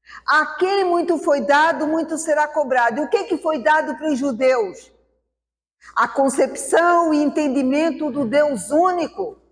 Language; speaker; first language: Portuguese; native; Portuguese